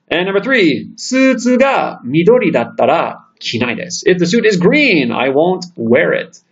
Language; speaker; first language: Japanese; non-native, fluent; English